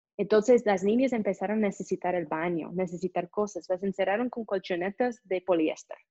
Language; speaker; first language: Spanish; non-native, fluent; English